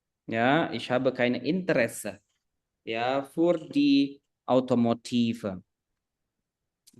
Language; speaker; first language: German; non-native, fluent; Indonesian